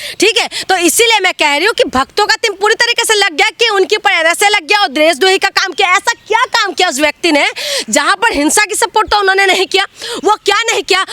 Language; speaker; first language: Hindi; non-native, local second language; Assamese